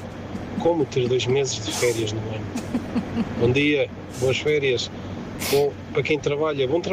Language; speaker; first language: Portuguese; native; Portuguese